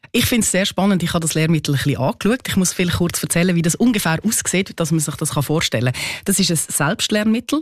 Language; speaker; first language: German; native; German